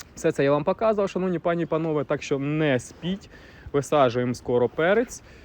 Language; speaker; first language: Ukrainian; non-native, local second language; Russian